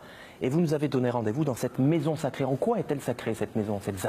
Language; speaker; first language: French; native; French